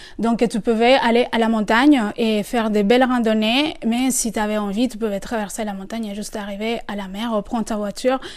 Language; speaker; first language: French; non-native, fluent; Spanish